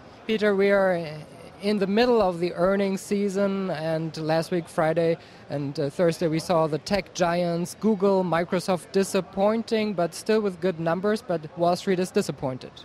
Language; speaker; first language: English; non-native, fluent; German